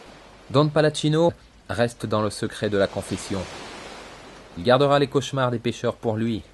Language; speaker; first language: French; native; French